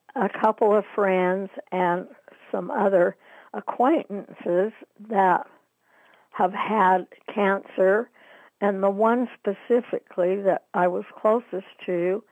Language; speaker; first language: English; native; English